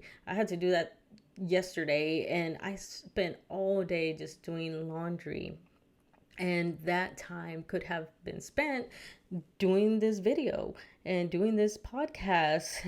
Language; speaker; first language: English; early bilingual, other home language; Spanish